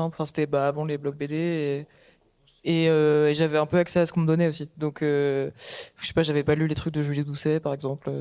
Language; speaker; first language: French; native; French